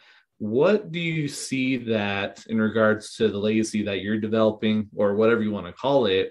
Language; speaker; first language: English; native; English